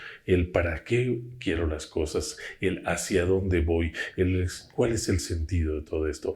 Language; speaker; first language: Spanish; native; Spanish